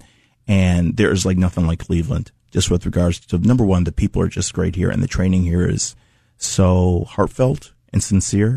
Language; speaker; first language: English; native; English